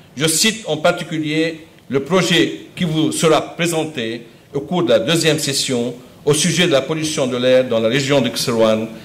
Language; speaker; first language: French; non-native, local second language; Arabic